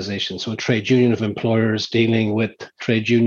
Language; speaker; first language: English; native; English